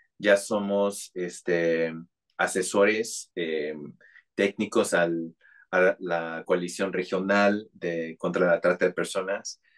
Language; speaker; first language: Spanish; non-native, fluent; English